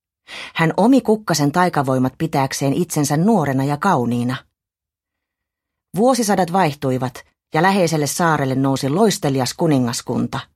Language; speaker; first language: Finnish; native; Finnish